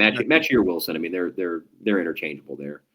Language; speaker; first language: English; native; English